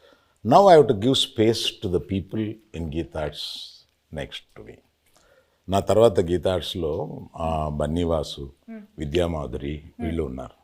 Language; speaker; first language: Telugu; native; Telugu